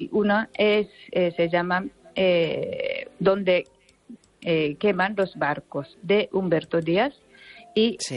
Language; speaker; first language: Spanish; non-native, fluent; Japanese